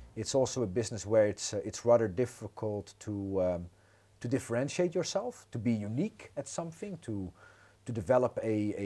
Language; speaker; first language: English; non-native, fluent; Dutch